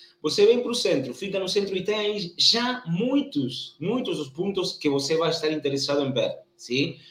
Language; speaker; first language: Portuguese; non-native, learner; Spanish